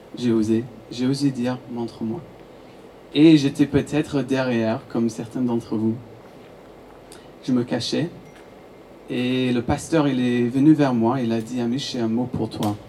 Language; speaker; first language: French; non-native, fluent; English